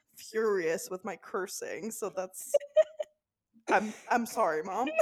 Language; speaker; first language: English; non-native, fluent; Norwegian